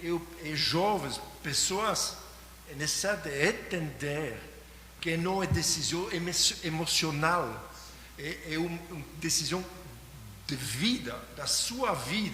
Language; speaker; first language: Portuguese; non-native, learner; French